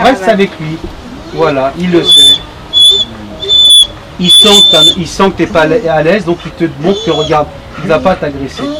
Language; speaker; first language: French; native; French